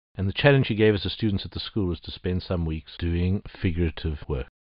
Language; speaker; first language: English; native; English